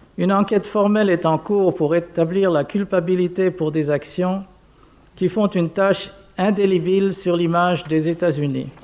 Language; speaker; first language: French; non-native, fluent; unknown